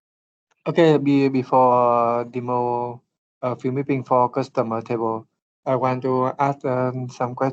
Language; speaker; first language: English; non-native, learner; Vietnamese